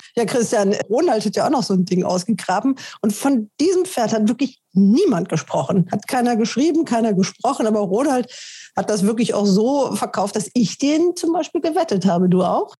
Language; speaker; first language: German; native; German